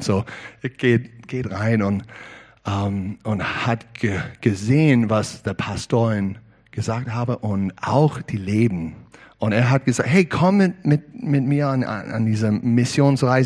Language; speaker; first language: German; non-native, learner; English